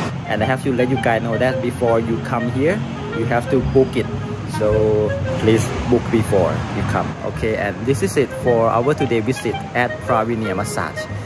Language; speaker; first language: English; non-native, fluent; Thai